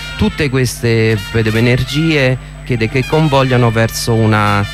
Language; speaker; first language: Italian; native; Italian